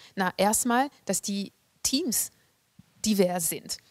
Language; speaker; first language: German; non-native, fluent; French